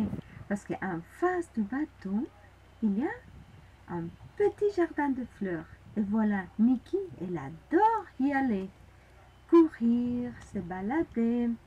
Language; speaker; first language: French; non-native, fluent; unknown